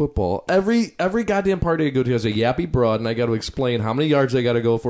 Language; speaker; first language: English; native; English